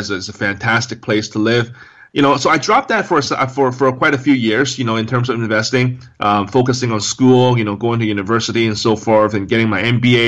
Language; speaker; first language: English; non-native, local second language; Cantonese